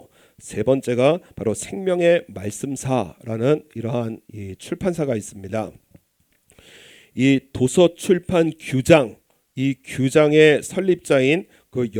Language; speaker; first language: Korean; native; Korean